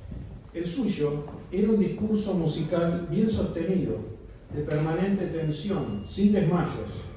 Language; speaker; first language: Spanish; native; Spanish